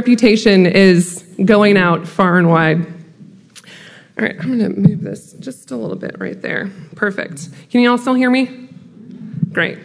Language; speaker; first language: English; native; English